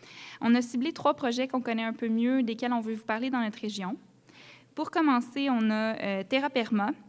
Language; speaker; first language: French; native; French